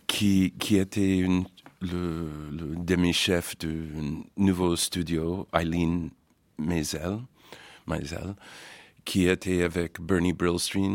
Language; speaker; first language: French; non-native, fluent; English